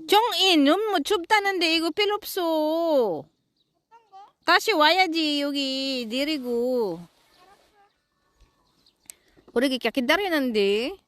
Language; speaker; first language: Korean; non-native, fluent; Filipino